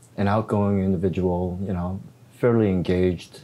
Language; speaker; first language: English; non-native, fluent; Korean